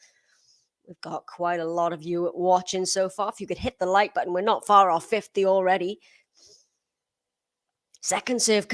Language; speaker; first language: English; native; English